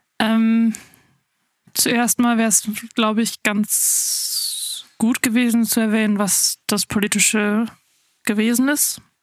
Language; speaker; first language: German; early bilingual, other home language; Afrikaans